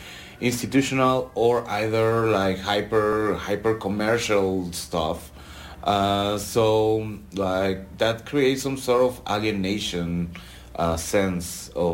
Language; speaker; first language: English; non-native, fluent; Spanish